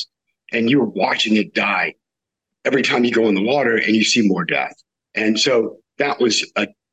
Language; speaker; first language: English; native; English